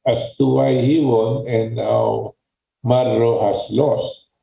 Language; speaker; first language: English; non-native, local second language; Filipino